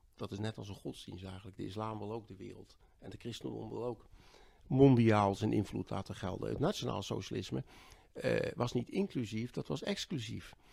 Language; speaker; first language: Dutch; native; Dutch